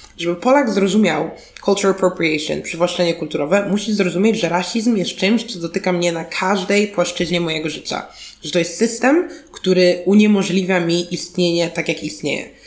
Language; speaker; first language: Polish; native; Polish